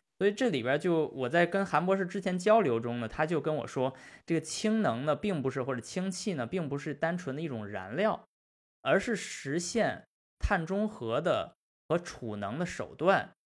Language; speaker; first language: Chinese; native; Chinese